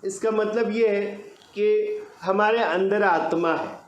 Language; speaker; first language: Hindi; non-native, local second language; Marathi